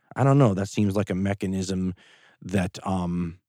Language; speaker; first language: English; native; English